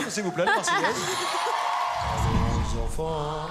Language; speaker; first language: French; early bilingual, other home language; Greek